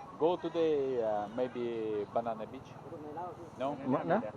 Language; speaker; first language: English; non-native, learner; Thai